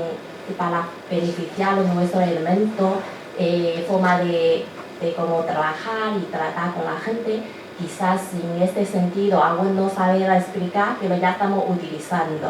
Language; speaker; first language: Spanish; non-native, learner; Chinese